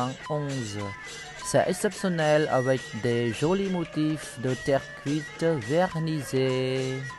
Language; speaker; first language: French; non-native, fluent; Khmer